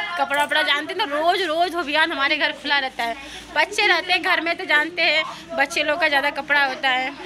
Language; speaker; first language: Hindi; native; Hindi